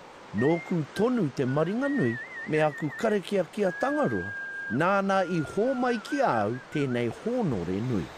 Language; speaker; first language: Māori; non-native, local second language; English